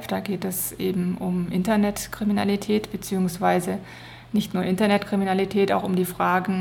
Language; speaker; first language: German; native; German